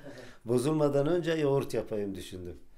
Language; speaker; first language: Turkish; non-native, local second language; Turoyo